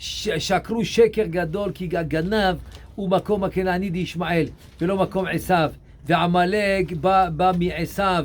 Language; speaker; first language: Hebrew; non-native, fluent; French